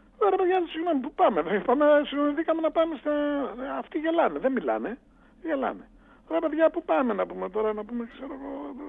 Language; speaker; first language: Greek; native; Greek